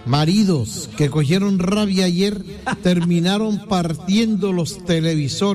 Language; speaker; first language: Spanish; native; Spanish